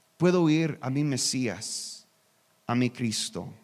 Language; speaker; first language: Spanish; non-native, learner; English